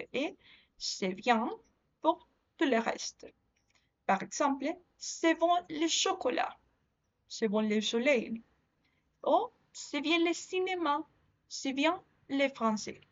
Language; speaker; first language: French; non-native, learner; Spanish